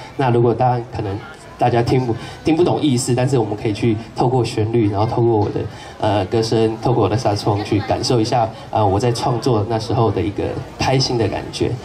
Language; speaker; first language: Chinese; native; Chinese